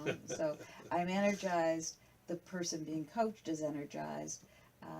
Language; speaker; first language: English; native; English